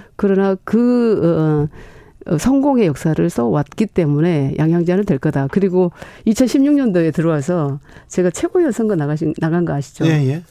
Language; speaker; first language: Korean; native; Korean